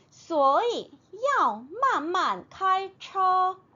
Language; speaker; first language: Chinese; non-native, fluent; Korean